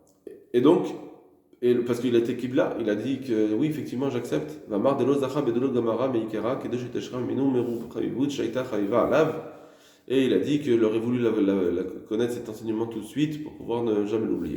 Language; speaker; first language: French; native; French